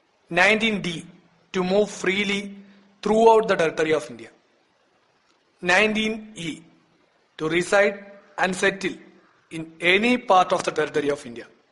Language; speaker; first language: English; non-native, local second language; Malayalam